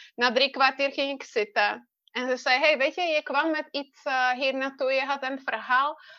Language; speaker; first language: Dutch; non-native, fluent; Czech